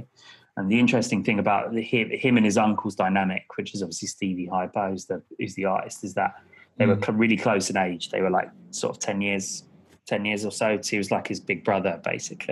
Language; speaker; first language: English; native; English